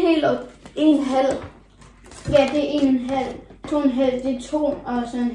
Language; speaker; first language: Danish; early bilingual, other home language; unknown